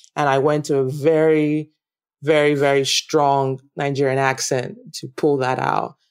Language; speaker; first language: English; non-native, local second language; Yoruba